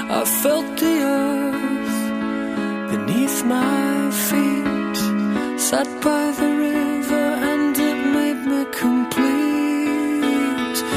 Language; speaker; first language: English; native; English